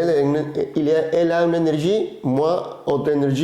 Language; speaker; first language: French; non-native, learner; Spanish